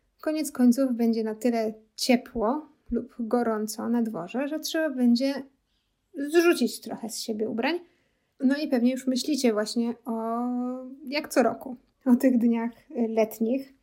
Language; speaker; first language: Polish; native; Polish